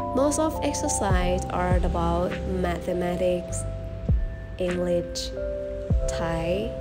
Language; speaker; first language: English; non-native, learner; Thai